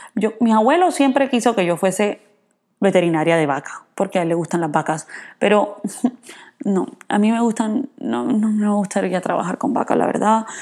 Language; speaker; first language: Spanish; native; Spanish